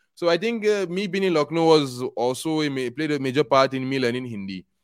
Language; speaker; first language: English; non-native, local second language; Igbo